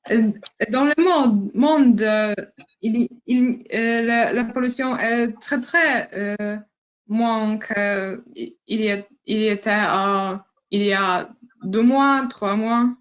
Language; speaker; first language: French; non-native, learner; Polish